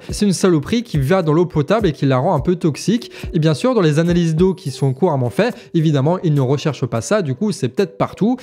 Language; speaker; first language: French; native; French